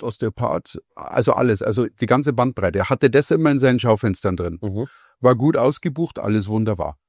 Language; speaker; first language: German; native; German